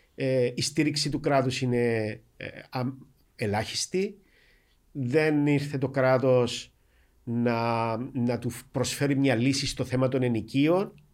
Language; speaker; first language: Greek; native; Greek